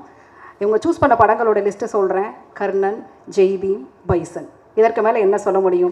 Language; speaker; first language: Tamil; native; Tamil